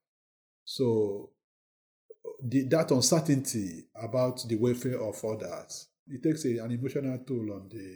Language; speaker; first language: English; non-native, local second language; Igbo